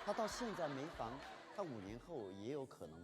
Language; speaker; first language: Chinese; native; Chinese